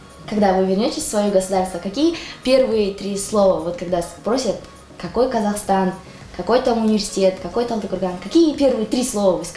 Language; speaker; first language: Russian; non-native, local second language; Kazakh